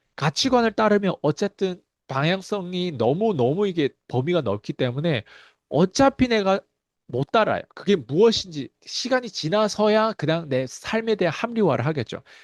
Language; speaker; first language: Korean; early bilingual, heritage; Korean